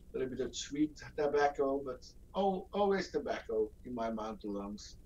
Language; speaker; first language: English; non-native, fluent; Dutch